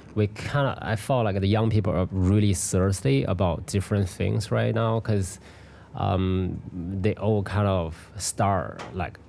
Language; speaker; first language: English; non-native, fluent; Chinese